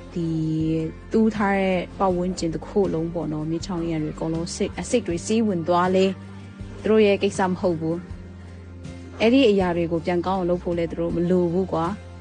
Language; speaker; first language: Burmese; non-native, local second language; Kachin